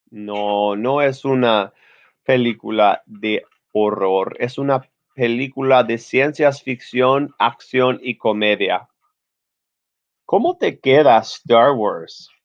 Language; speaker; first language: Spanish; non-native, fluent; English